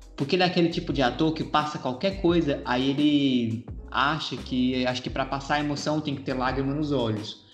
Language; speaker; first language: Portuguese; native; Portuguese